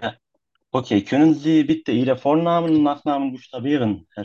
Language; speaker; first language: German; non-native, learner; Turkish